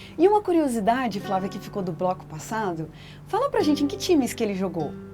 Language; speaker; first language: Portuguese; native; Portuguese